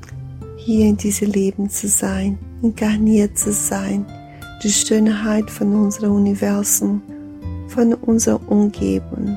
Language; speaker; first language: German; non-native, fluent; Portuguese